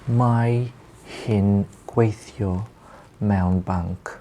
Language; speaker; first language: Welsh; non-native, learner; English